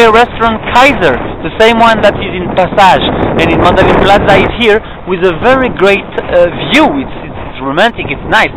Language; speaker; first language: English; non-native, fluent; French